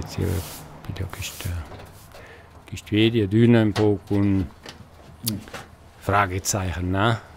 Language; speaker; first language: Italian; non-native, local second language; German